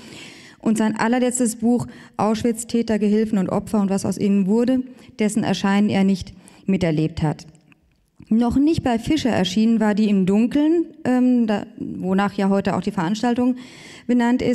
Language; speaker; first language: German; native; German